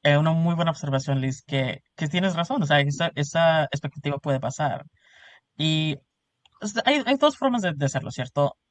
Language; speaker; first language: Spanish; early bilingual, heritage; Spanish